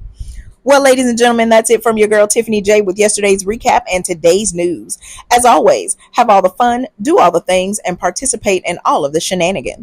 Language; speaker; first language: English; native; English